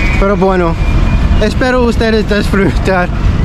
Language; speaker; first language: Spanish; non-native, learner; English